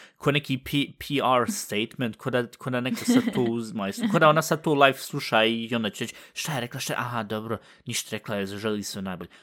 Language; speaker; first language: Bosnian; native; Bosnian